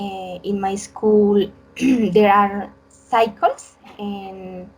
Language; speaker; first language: English; non-native, learner; Spanish